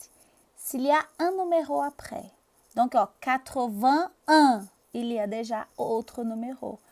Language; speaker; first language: French; non-native, fluent; Portuguese